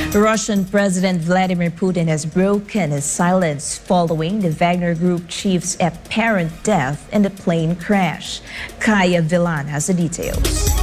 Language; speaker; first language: English; non-native, local second language; Filipino